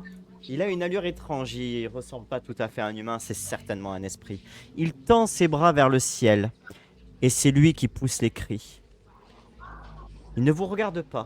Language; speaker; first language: French; native; French